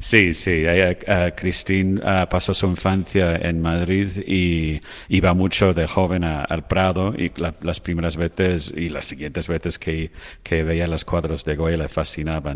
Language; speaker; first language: Spanish; non-native, fluent; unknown